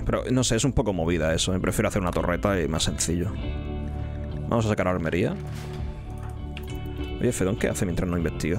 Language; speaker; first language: Spanish; native; Spanish